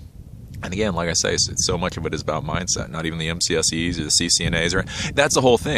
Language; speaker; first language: English; native; English